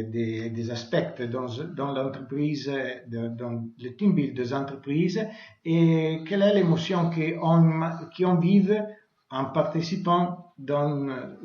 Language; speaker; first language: French; non-native, learner; Italian